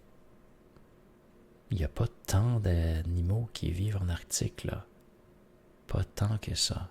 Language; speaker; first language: French; native; French